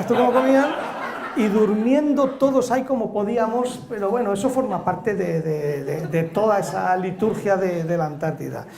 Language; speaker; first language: Spanish; native; Spanish